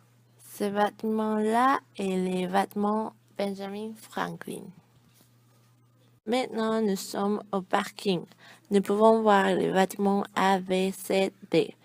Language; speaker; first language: French; non-native, learner; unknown